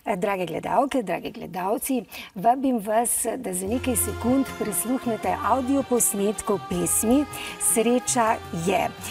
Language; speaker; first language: Slovenian; native; Slovenian